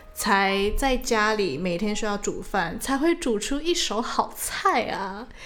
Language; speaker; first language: Chinese; early bilingual, heritage; Chinese